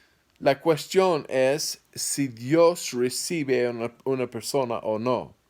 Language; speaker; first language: Spanish; non-native, fluent; English